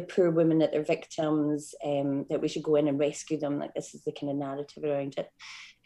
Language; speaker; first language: English; native; English